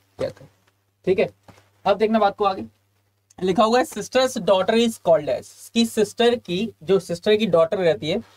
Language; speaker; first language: Hindi; native; Hindi